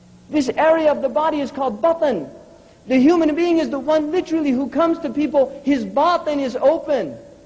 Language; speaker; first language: English; native; English